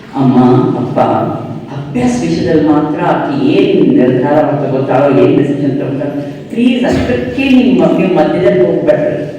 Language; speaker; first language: Kannada; non-native, local second language; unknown